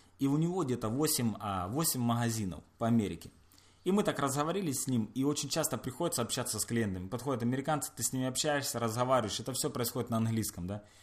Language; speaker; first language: Russian; native; Russian